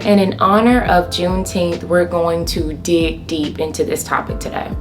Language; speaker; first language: English; native; English